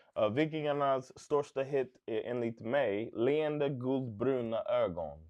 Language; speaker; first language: Swedish; non-native, learner; English